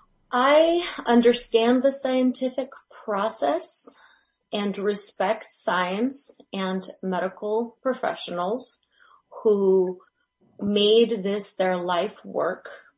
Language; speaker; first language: English; early bilingual, other home language; Russian